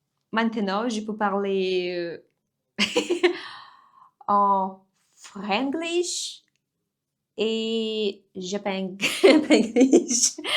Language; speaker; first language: French; non-native, learner; Russian